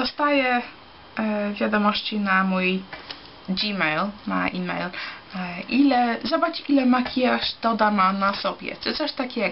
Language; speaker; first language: Polish; early bilingual, heritage; Polish